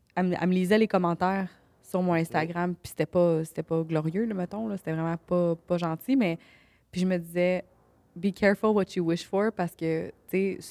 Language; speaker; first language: French; native; French